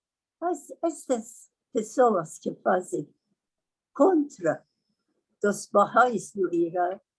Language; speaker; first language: Portuguese; non-native, learner; Persian